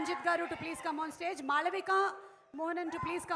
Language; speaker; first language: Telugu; native; Telugu